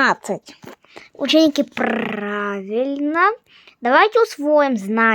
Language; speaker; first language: Russian; non-native, fluent; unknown